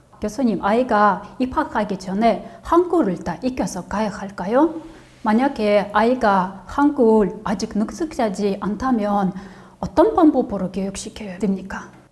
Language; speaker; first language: Korean; non-native, fluent; Russian